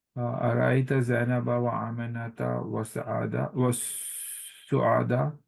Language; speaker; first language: Arabic; non-native, learner; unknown